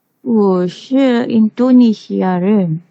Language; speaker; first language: Chinese; non-native, learner; Indonesian